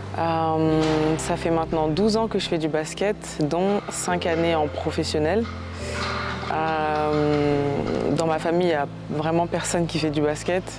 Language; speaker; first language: French; early bilingual, other home language; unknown